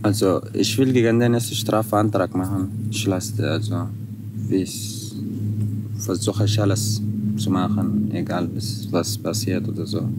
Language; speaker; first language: German; non-native, fluent; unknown